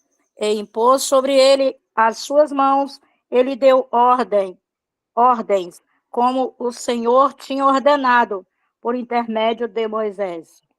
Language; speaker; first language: Portuguese; native; Portuguese